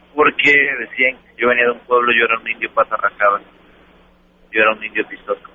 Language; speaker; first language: Spanish; native; Spanish